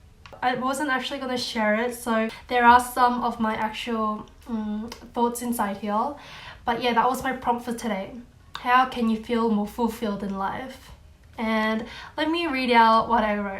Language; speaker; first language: English; non-native, fluent; Korean